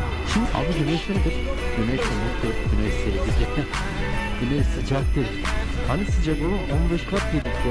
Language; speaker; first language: Turkish; native; Turkish